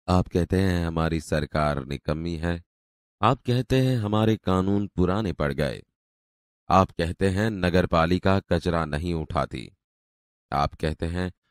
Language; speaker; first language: Hindi; non-native, local second language; Gujarati